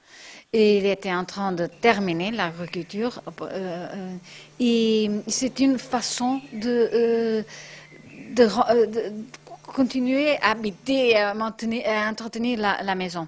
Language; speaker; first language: French; non-native, fluent; Portuguese